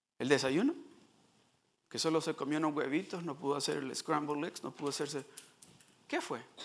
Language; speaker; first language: Spanish; early bilingual, heritage; Spanish